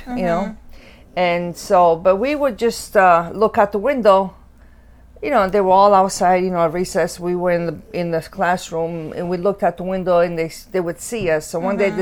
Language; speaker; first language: English; early bilingual, other home language; Italian